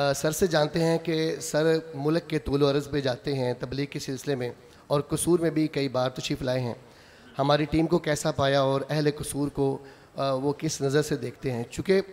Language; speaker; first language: Urdu; non-native, local second language; Punjabi